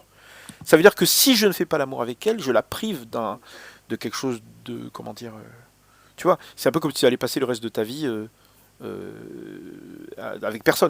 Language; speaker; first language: French; native; French